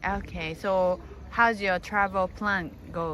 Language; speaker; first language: English; non-native, fluent; Japanese